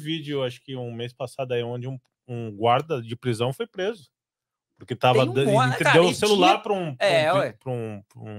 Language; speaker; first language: Portuguese; native; Portuguese